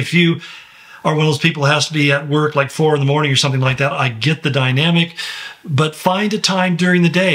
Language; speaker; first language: English; native; English